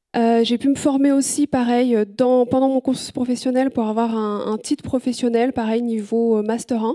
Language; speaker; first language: French; native; French